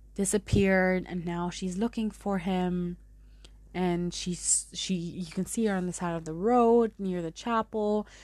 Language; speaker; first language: English; non-native, fluent; German